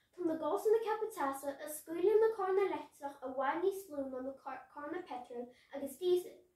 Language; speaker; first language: Irish; native; Irish